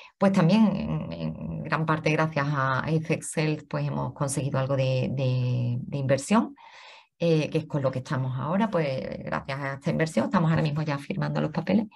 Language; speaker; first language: Spanish; native; Spanish